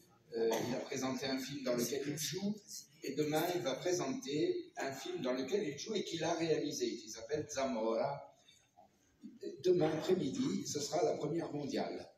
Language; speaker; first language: French; native; French